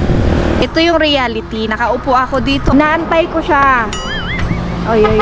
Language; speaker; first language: Filipino; native; Filipino